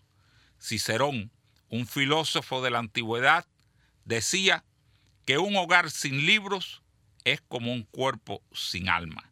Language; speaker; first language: Spanish; native; Spanish